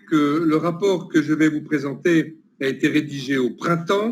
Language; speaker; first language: French; native; French